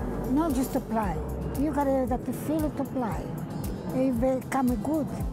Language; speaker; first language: English; non-native, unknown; Italian